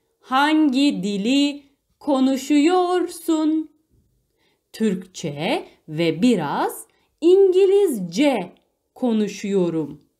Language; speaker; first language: Turkish; non-native, fluent; Arabic